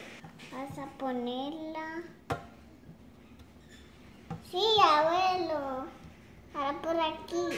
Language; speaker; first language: Spanish; early bilingual, other home language; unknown